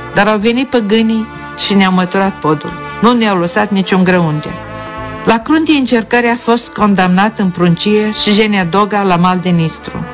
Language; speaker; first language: Romanian; native; Romanian